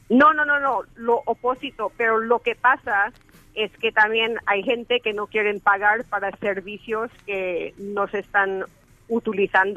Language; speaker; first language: Spanish; early bilingual, heritage; English